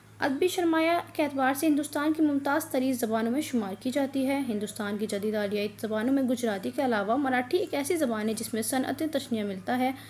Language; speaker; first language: Urdu; native; Urdu